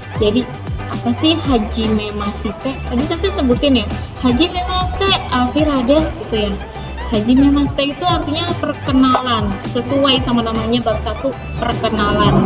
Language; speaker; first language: Indonesian; native; Indonesian